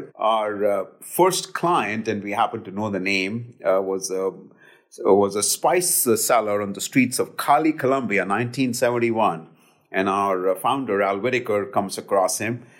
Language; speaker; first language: English; non-native, local second language; Hindi